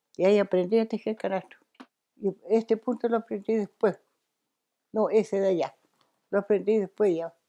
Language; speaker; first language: Spanish; non-native, local second language; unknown